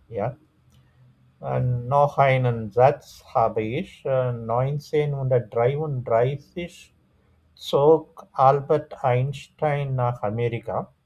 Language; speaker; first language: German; non-native, fluent; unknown